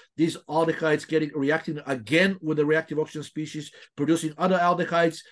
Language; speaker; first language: English; non-native, fluent; Bulgarian